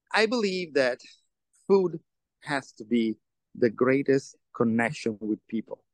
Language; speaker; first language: English; non-native, fluent; Italian